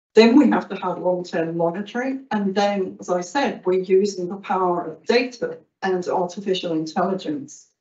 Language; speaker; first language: English; native; English